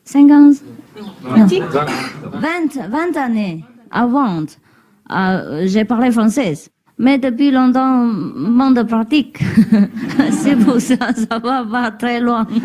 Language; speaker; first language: French; non-native, learner; Vietnamese